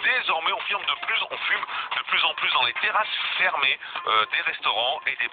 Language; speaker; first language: French; native; French